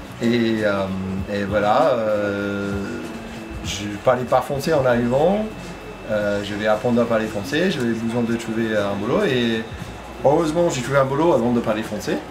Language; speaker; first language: French; non-native, fluent; English